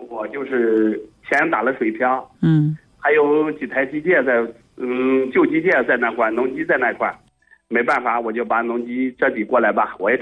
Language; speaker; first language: Chinese; native; Chinese